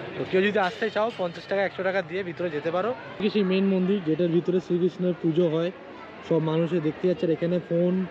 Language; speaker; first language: Bangla; native; Bangla